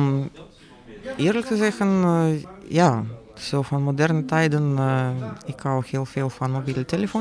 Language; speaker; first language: Dutch; non-native, fluent; Russian